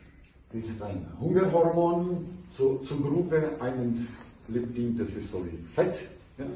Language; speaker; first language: German; non-native, fluent; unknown